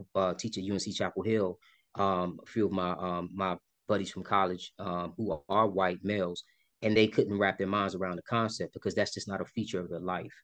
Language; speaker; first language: English; native; English